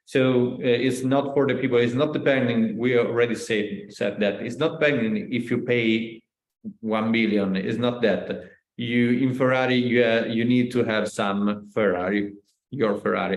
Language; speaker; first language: English; non-native, learner; Italian